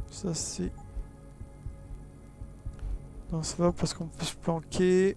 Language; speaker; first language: French; native; French